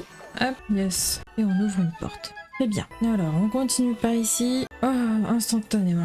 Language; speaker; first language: French; native; French